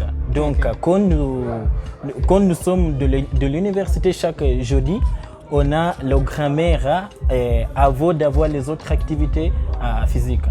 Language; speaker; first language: French; non-native, learner; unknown